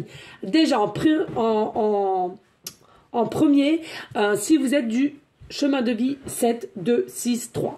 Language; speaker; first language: French; native; French